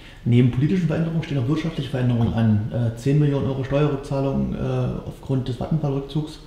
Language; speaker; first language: German; native; German